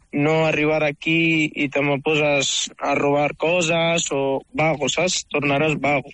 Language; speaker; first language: Catalan; non-native, fluent; Arabic